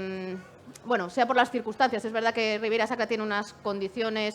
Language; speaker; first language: Spanish; native; Spanish